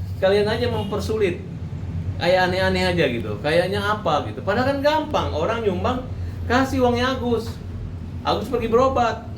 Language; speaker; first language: Indonesian; native; Indonesian